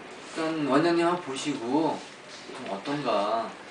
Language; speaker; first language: Korean; native; Korean